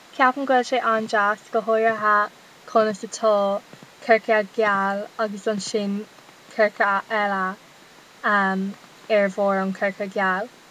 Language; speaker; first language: Irish; non-native, local second language; English